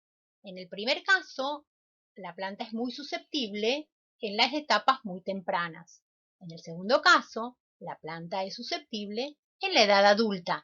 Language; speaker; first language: Spanish; native; Spanish